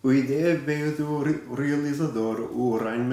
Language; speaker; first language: Portuguese; early bilingual, other home language; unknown